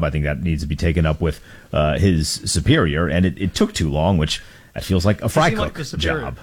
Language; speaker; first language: English; native; English